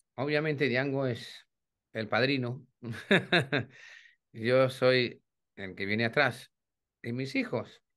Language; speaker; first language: Spanish; native; Spanish